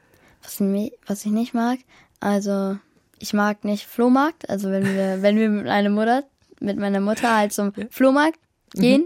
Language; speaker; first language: German; early bilingual, other home language; Kurdish